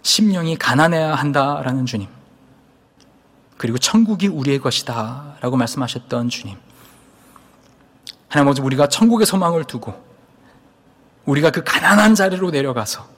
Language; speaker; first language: Korean; native; Korean